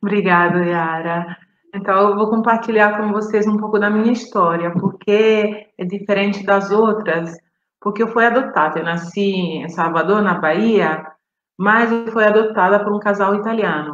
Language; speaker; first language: Portuguese; non-native, fluent; Italian